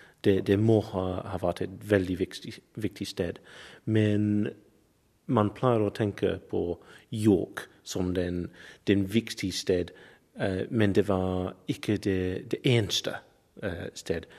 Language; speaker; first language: Norwegian; non-native, learner; English